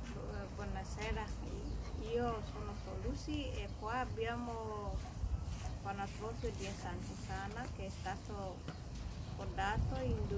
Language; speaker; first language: Italian; non-native, fluent; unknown